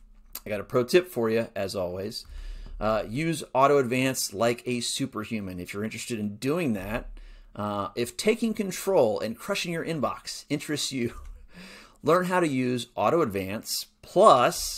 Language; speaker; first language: English; native; English